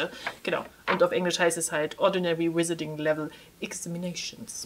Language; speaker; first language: German; native; German